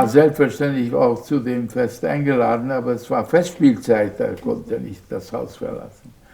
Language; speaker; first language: German; non-native, fluent; Hungarian